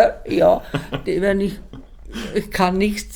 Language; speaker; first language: German; non-native, learner; Czech